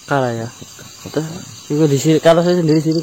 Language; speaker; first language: Indonesian; native; Indonesian